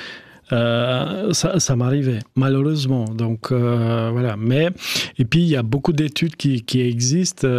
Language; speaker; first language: French; non-native, fluent; Albanian